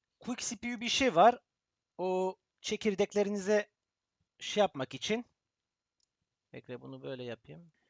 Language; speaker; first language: Turkish; early bilingual, heritage; Turkish